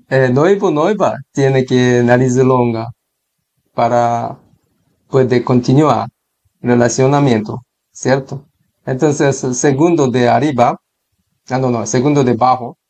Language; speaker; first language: Spanish; non-native, learner; Korean